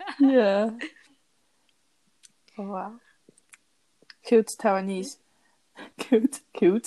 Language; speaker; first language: English; non-native, learner; Chinese